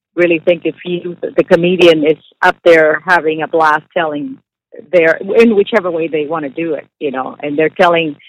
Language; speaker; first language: English; non-native, fluent; Spanish